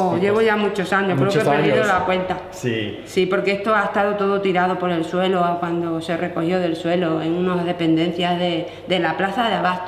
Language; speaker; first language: Spanish; native; Spanish